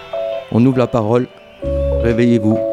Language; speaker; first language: French; native; French